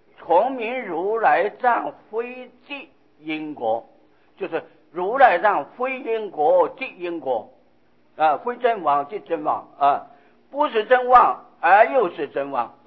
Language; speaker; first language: Chinese; non-native, local second language; Hakka Chinese